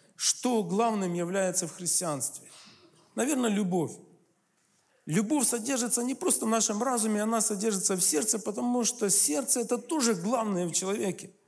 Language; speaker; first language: Russian; native; Russian